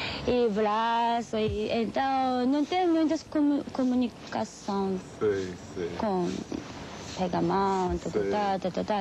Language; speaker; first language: Portuguese; non-native, learner; Japanese